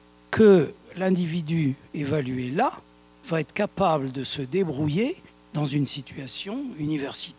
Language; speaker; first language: French; native; French